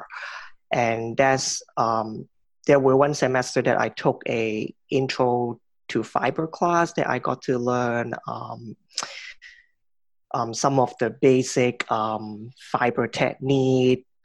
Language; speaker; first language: English; non-native, local second language; Cantonese